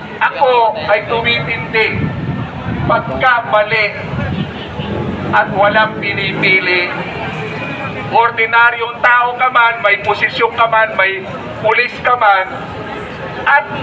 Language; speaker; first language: Filipino; native; Filipino